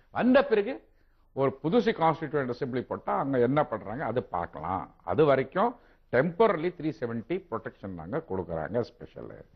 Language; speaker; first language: Tamil; non-native, local second language; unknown